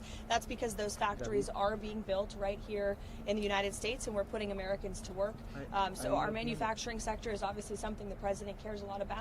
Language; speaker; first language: English; native; English